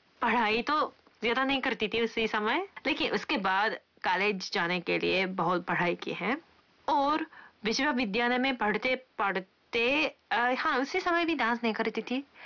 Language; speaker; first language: Hindi; non-native, fluent; Japanese